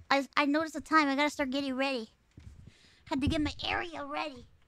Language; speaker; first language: English; early bilingual, other home language; Spanish